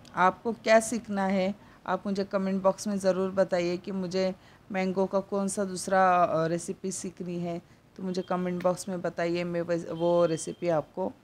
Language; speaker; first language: Hindi; non-native, local second language; Marathi